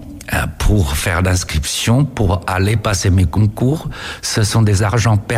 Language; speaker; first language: French; non-native, fluent; Chinese